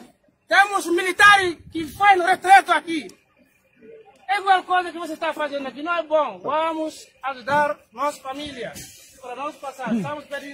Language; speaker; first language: Portuguese; non-native, learner; Haitian Creole